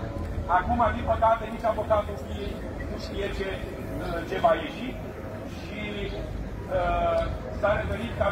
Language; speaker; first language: Romanian; native; Romanian